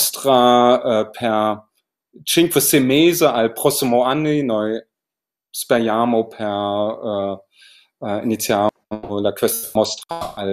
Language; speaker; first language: Italian; non-native, learner; German